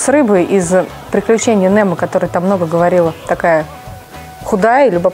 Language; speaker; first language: Russian; native; Russian